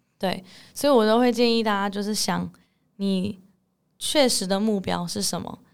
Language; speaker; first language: Chinese; early bilingual, heritage; English